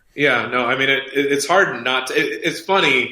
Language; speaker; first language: English; native; English